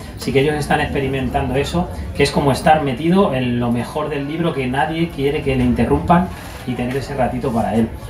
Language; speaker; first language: Spanish; native; Spanish